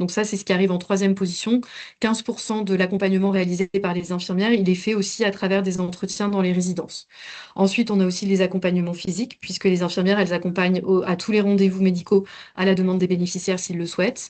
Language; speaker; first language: French; native; French